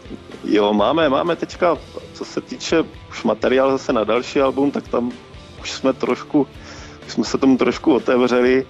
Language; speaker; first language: Czech; native; Czech